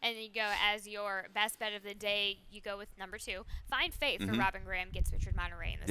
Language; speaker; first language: English; native; English